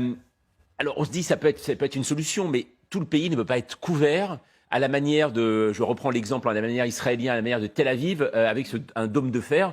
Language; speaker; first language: French; native; French